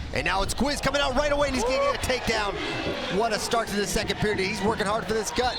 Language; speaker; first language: English; native; English